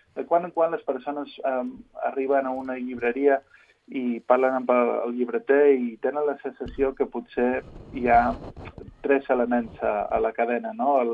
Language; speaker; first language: Catalan; non-native, local second language; English